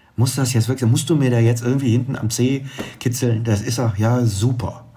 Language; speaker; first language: German; native; German